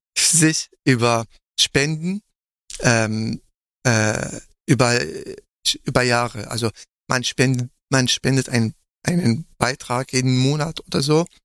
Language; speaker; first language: German; non-native, fluent; Arabic